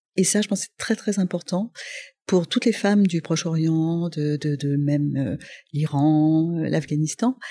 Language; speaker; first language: French; non-native, local second language; Arabic